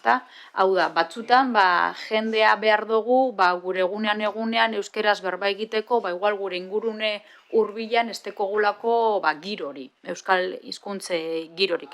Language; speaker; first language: Basque; native; Basque